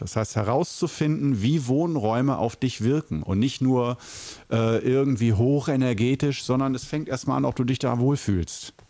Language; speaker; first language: German; native; German